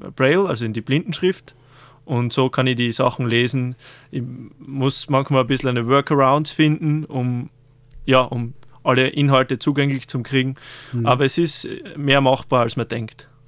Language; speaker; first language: German; native; German